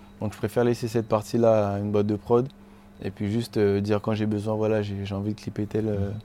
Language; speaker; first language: French; native; French